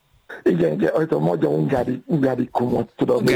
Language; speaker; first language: Hungarian; non-native, fluent; Yoruba